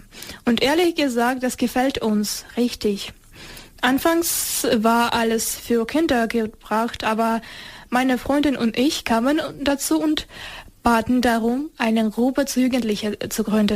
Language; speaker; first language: German; non-native, learner; Ukrainian